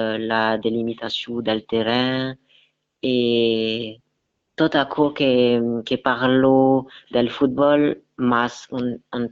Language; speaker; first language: Catalan; non-native, learner; French